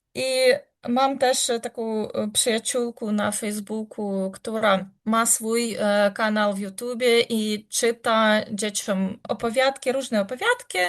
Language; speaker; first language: Polish; non-native, learner; Ukrainian